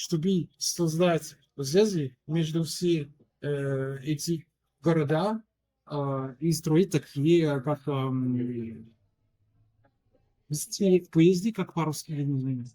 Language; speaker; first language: Russian; non-native, learner; French